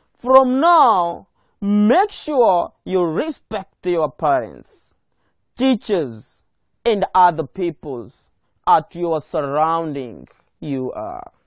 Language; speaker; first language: English; non-native, local second language; Swahili